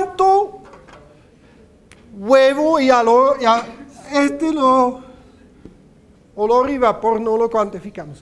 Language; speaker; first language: Spanish; non-native, fluent; Dutch